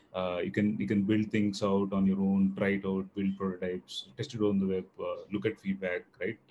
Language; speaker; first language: English; non-native, local second language; Telugu